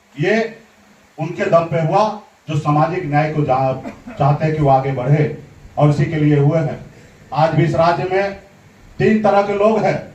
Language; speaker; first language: Hindi; native; Hindi